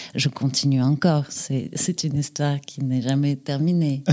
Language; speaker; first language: French; non-native, fluent; Russian